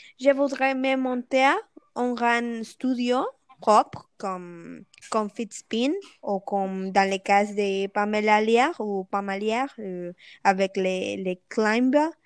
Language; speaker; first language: French; non-native, learner; Spanish